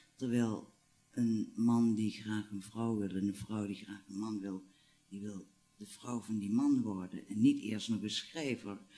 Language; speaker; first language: Dutch; native; Dutch